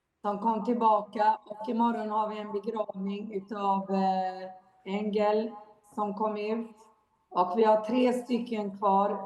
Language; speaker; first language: Swedish; non-native, fluent; Hebrew